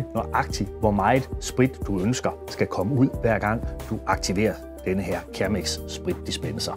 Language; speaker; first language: Danish; native; Danish